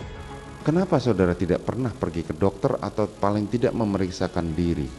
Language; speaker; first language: Indonesian; native; Indonesian